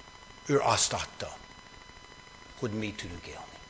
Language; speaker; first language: Hungarian; non-native, fluent; English